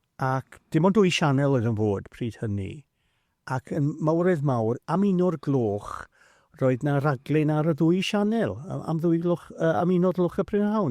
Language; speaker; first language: Welsh; non-native, fluent; English